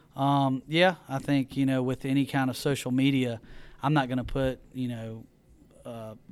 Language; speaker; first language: English; native; English